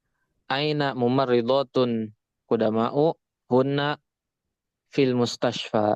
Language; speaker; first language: Arabic; non-native, learner; Indonesian